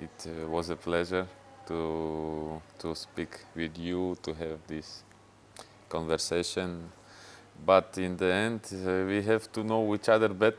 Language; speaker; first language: English; non-native, fluent; Russian